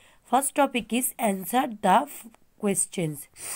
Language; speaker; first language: English; non-native, local second language; Bangla